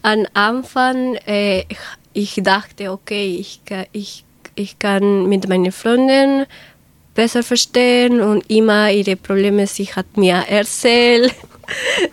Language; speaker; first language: German; non-native, learner; Spanish